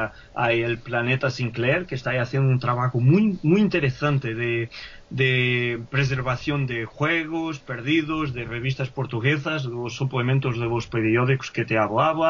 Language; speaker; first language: Spanish; non-native, fluent; Portuguese